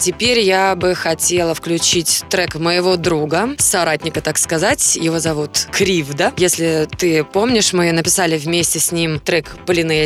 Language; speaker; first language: Russian; native; Russian